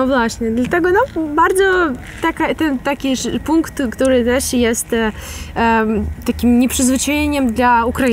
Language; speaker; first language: Polish; non-native, fluent; Ukrainian